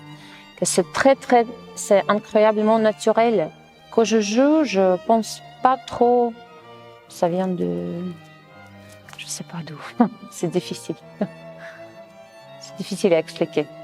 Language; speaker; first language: French; non-native, fluent; Russian